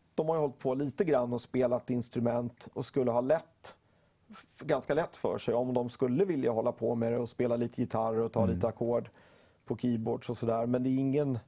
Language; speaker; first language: Swedish; native; Swedish